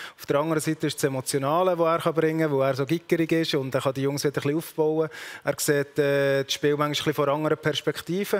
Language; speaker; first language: German; native; German